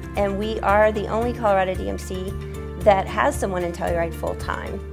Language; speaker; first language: English; native; English